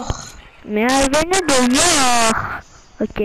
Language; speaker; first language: French; native; French